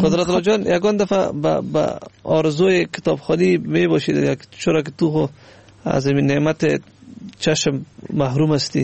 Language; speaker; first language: Persian; native; Persian